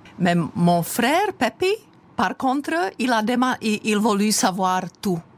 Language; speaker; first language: French; non-native, fluent; Czech